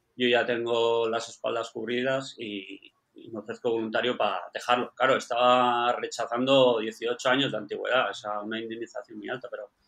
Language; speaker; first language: Spanish; native; Spanish